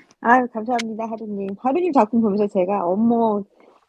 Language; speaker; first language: Korean; native; Korean